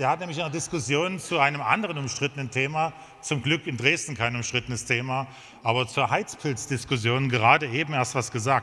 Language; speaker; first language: German; native; German